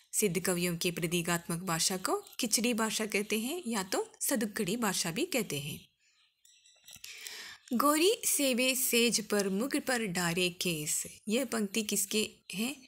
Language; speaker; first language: Hindi; non-native, local second language; Malayalam